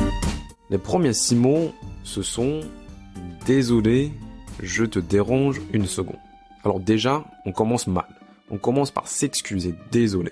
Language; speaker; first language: French; native; French